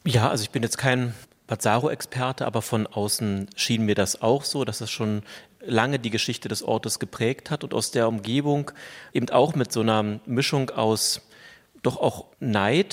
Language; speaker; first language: German; native; German